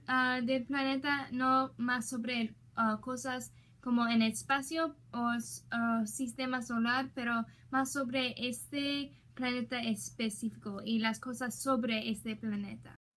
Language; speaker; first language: Spanish; non-native, learner; English